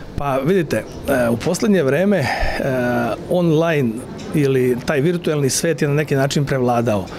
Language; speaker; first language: Serbian; native; Serbian